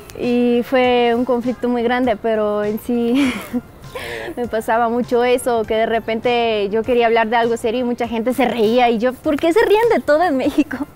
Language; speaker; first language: Spanish; non-native, fluent; Bulgarian